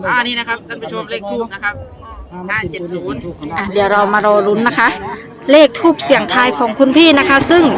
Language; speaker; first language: Thai; native; Thai